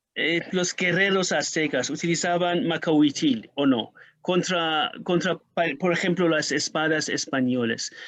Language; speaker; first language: Spanish; non-native, learner; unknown